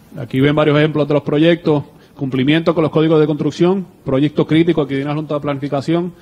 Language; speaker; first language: Spanish; native; Spanish